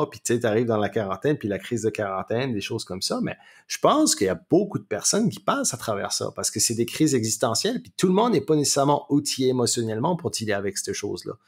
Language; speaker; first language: French; native; French